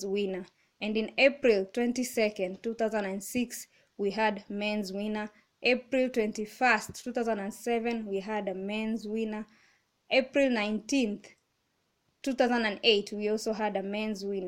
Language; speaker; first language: English; non-native, local second language; Kamba